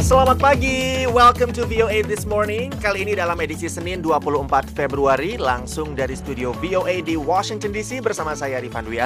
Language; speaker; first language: Indonesian; native; Indonesian